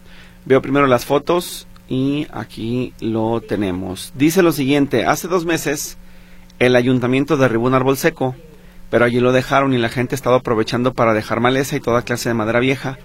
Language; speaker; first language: Spanish; native; Spanish